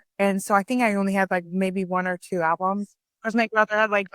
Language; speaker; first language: English; early bilingual, other home language; Persian